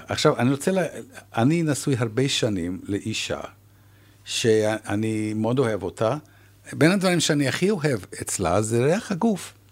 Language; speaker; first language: Hebrew; non-native, fluent; English